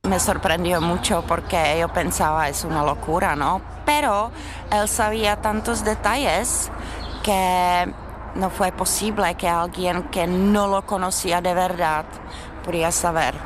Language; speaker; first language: Spanish; non-native, fluent; Czech